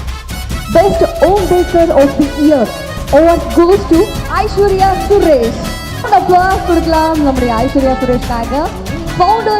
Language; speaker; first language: Tamil; native; Tamil